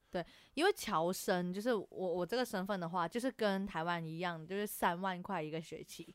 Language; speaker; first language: Chinese; non-native, local second language; Cantonese